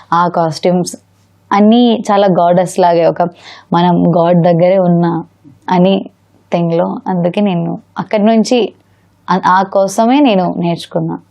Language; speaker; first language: Telugu; non-native, learner; Malayalam